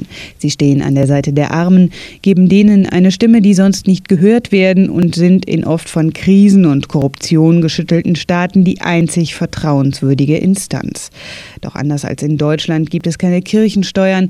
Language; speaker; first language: German; native; German